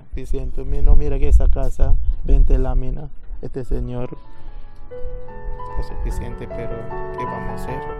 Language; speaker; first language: Spanish; non-native, local second language; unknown